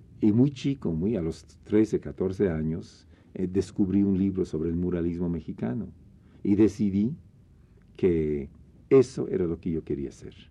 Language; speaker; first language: Spanish; non-native, fluent; English